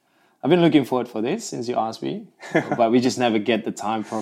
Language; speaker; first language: English; non-native, local second language; Malay